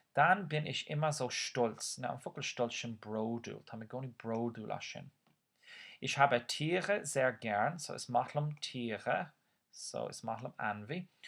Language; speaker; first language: Irish; non-native, local second language; English